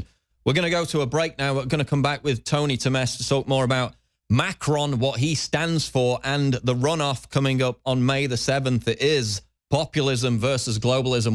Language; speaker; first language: English; native; English